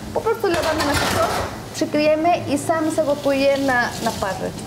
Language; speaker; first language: Polish; non-native, learner; Spanish